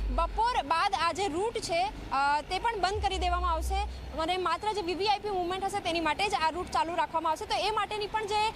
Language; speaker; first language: Gujarati; native; Gujarati